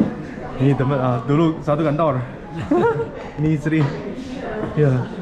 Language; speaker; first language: Indonesian; non-native, learner; Chinese